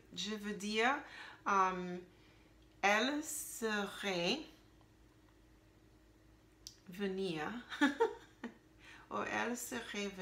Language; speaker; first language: French; non-native, learner; English